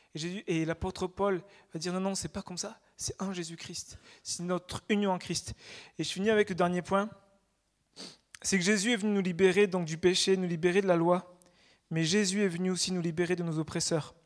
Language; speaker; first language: French; native; French